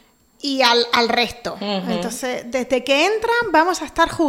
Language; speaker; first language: Spanish; native; Spanish